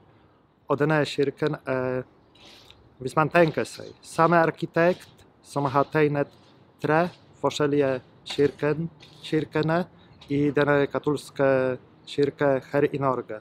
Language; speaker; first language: Norwegian; non-native, fluent; Polish